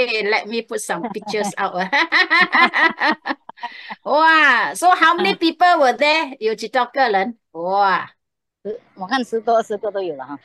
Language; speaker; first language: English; non-native, local second language; Chinese